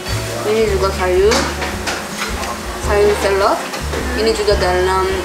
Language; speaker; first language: Indonesian; non-native, learner; Korean